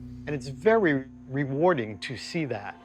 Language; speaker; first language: English; native; English